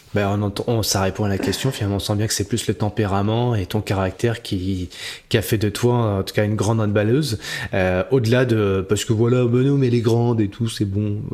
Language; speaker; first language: French; native; French